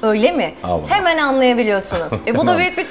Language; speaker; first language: Turkish; native; Turkish